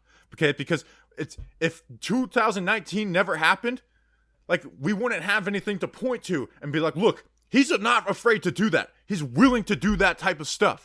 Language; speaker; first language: English; native; English